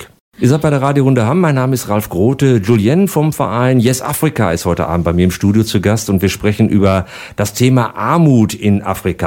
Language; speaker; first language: German; native; German